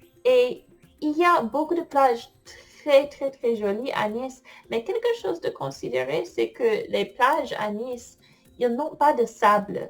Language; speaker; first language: French; non-native, fluent; English